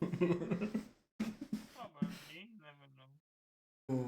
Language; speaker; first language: English; native; English